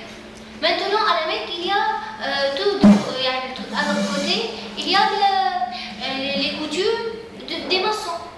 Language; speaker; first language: French; non-native, learner; Arabic